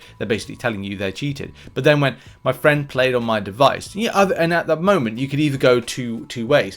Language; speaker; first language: English; native; English